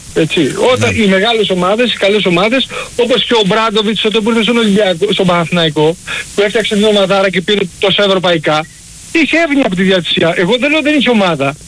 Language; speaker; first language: Greek; early bilingual, heritage; Greek